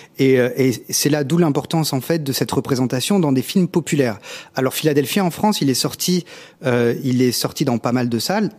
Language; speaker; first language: French; native; French